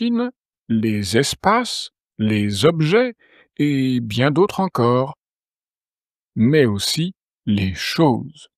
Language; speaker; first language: French; native; French